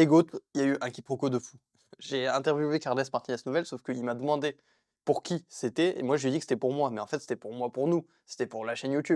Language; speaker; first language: French; native; French